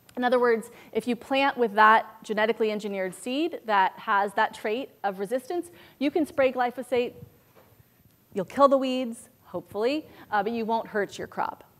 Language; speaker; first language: English; native; English